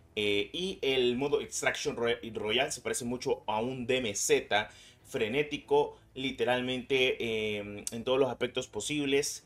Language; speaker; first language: Spanish; native; Spanish